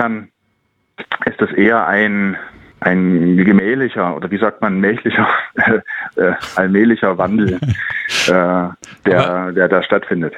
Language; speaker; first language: German; native; German